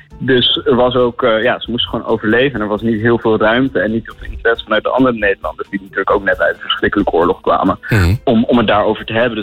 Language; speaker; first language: Dutch; native; Dutch